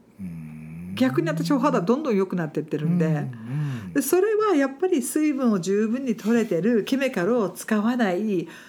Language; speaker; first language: Japanese; non-native, fluent; English